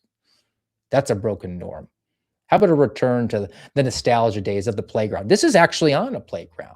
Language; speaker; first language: English; native; English